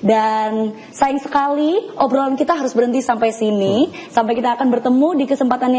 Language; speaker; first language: Indonesian; native; Indonesian